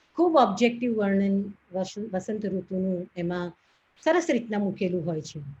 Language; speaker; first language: Gujarati; native; Gujarati